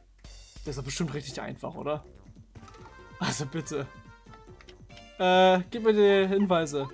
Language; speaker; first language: German; native; German